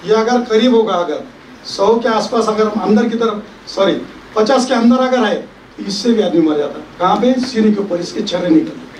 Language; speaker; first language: Hindi; non-native, local second language; Marathi